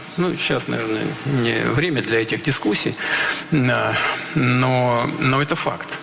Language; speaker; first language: Russian; native; Russian